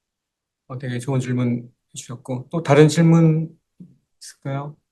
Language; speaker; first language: Korean; native; Korean